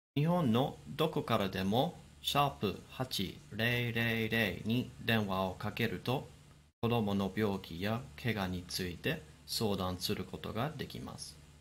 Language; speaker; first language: Japanese; non-native, fluent; English